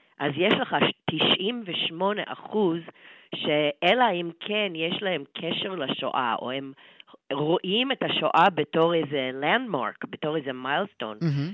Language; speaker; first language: Hebrew; non-native, fluent; English